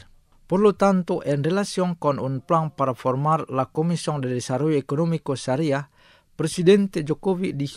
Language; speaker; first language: Spanish; non-native, fluent; Indonesian